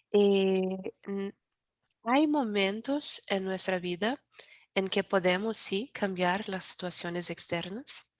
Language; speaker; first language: Spanish; non-native, learner; Portuguese